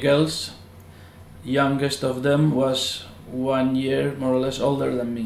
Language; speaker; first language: English; non-native, learner; Spanish